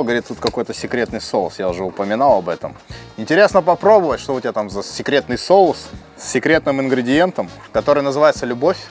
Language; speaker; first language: Russian; native; Russian